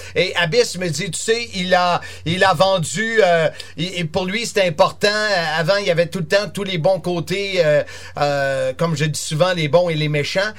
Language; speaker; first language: French; native; French